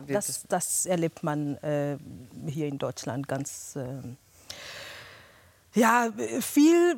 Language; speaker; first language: German; non-native, fluent; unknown